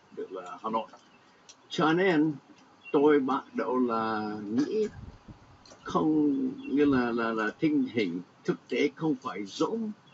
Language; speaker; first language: Vietnamese; non-native, fluent; English